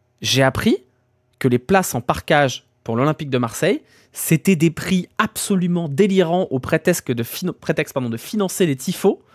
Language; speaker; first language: French; native; French